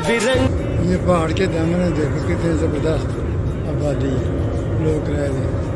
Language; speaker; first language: Hindi; non-native, local second language; Punjabi